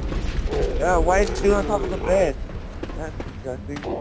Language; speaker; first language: English; native; English